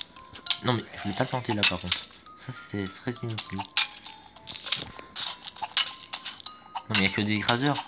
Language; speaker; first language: French; native; French